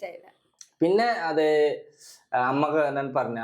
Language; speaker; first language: Malayalam; non-native, local second language; Bangla